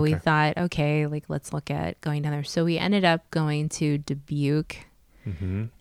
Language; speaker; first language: English; native; English